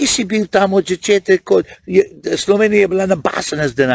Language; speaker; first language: Slovenian; early bilingual, heritage; Slovenian